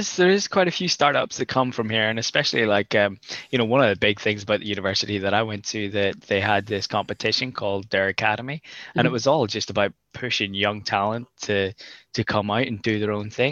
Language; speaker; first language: English; native; English